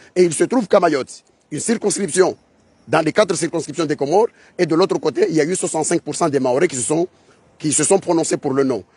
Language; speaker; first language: French; non-native, local second language; Ngazidja Comorian